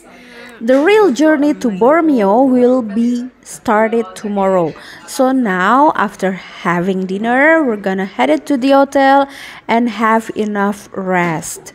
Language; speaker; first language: English; non-native, fluent; Indonesian